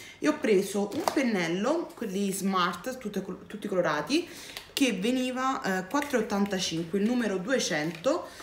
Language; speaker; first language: Italian; native; Italian